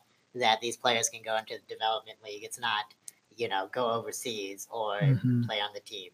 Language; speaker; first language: English; native; English